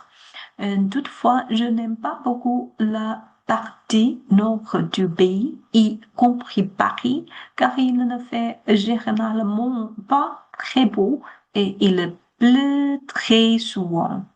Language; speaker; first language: French; non-native, learner; Chinese